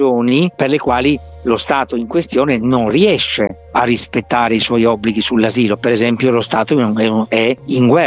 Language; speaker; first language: Italian; native; Italian